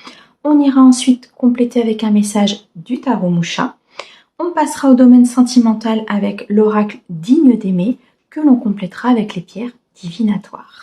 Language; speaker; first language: French; native; French